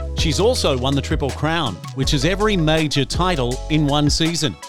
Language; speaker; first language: English; native; English